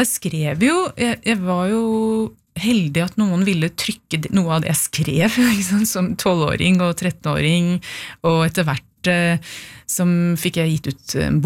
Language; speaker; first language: Norwegian; early bilingual, other home language; Urdu